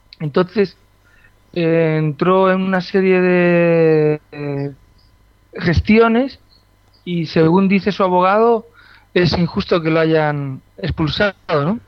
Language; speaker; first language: Spanish; native; Spanish